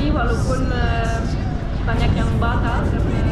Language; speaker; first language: Indonesian; non-native, fluent; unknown